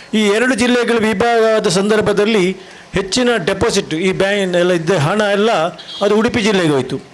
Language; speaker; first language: Kannada; non-native, local second language; Tulu